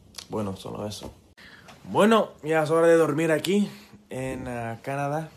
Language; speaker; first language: Spanish; non-native, learner; English